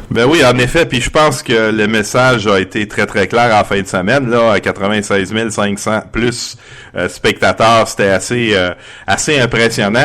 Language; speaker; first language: French; native; French